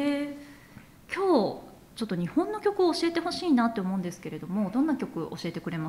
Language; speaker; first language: Japanese; native; Japanese